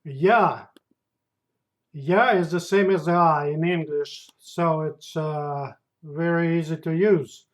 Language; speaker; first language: English; non-native, fluent; Russian